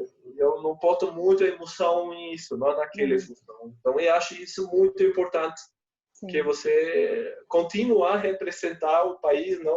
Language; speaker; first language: Portuguese; non-native, fluent; German